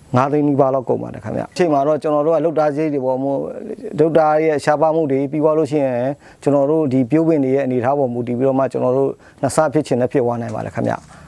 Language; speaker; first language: Burmese; non-native, local second language; Mon